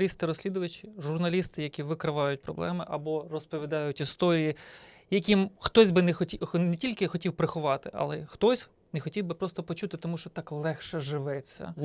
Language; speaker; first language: Ukrainian; native; Ukrainian